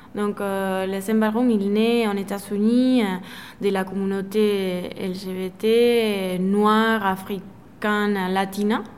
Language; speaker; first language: French; non-native, fluent; Spanish